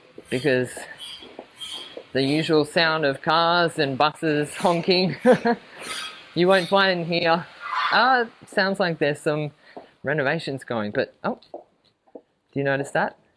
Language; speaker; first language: English; native; English